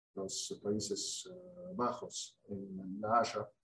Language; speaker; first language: Spanish; non-native, fluent; Arabic